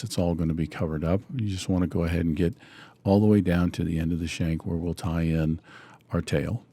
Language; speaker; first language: English; native; English